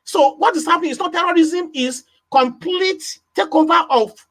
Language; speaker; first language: English; non-native, local second language; Yoruba